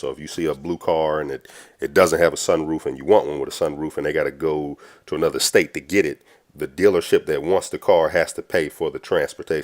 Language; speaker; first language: English; native; English